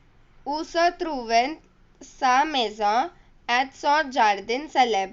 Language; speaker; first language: French; non-native, learner; Hindi